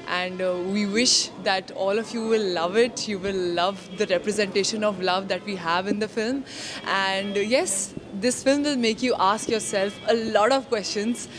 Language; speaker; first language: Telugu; non-native, learner; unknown